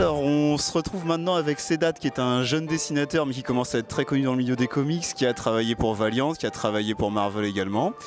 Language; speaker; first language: French; native; French